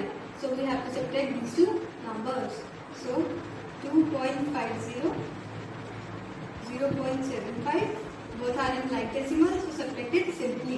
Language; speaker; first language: English; non-native, local second language; Hindi